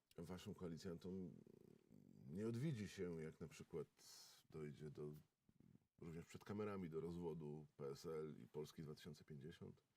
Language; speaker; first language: Polish; native; Polish